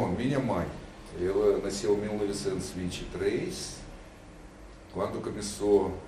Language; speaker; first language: Portuguese; non-native, learner; Russian